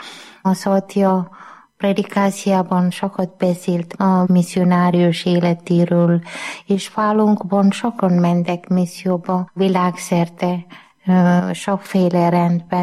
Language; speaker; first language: Hungarian; non-native, learner; Malayalam